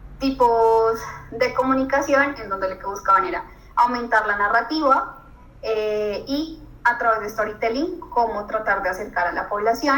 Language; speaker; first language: Spanish; native; Spanish